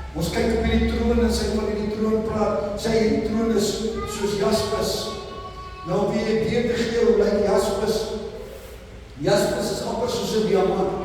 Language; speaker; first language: Afrikaans; non-native, local second language; English